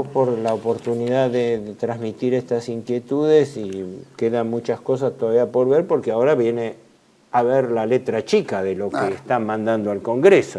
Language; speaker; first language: Spanish; native; Spanish